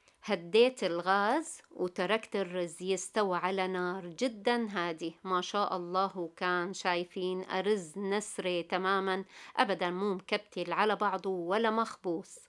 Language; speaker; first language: Arabic; native; Arabic